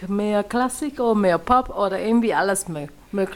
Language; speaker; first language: German; non-native, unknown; Chinese